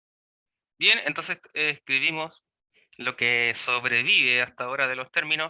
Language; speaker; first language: Spanish; native; Spanish